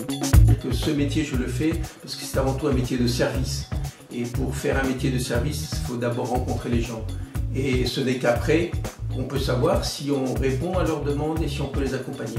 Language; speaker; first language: French; native; French